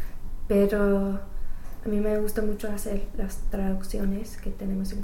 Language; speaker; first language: Spanish; non-native, learner; English